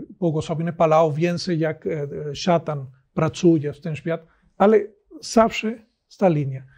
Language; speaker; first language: Polish; non-native, learner; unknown